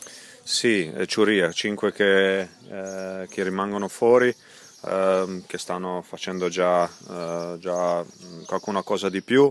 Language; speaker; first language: Italian; non-native, fluent; Croatian